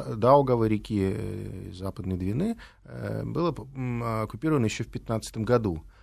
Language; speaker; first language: Russian; native; Russian